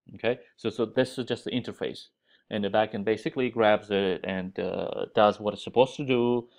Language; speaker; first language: English; non-native, fluent; Uzbek